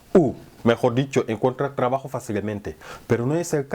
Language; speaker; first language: Spanish; non-native, learner; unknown